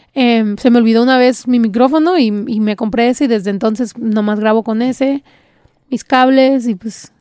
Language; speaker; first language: Spanish; early bilingual, heritage; Spanish